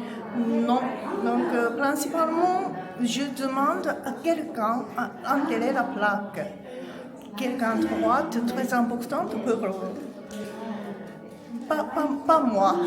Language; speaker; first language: French; non-native, learner; Japanese